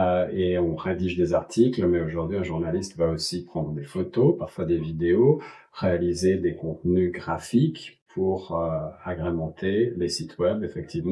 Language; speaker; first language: French; native; French